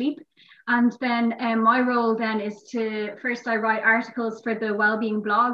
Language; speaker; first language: English; native; English